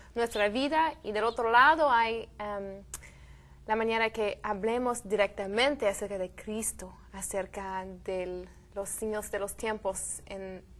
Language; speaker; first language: Spanish; non-native, learner; French